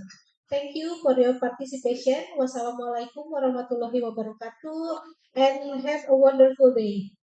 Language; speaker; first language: English; non-native, fluent; Indonesian